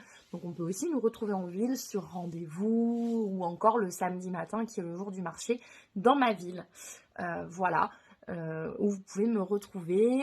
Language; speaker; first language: French; native; French